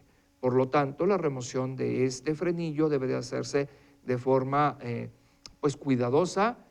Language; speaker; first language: Spanish; native; Spanish